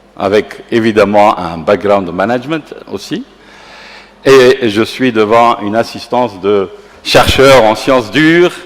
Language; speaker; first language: French; non-native, local second language; Arabic